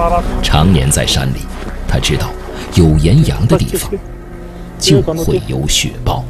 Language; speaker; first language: Chinese; native; Chinese